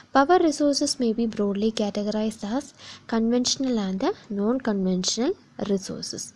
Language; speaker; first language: English; non-native, local second language; Malayalam